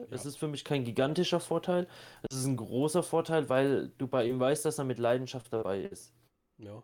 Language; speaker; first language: German; native; German